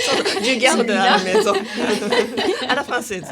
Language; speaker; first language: French; non-native, learner; Japanese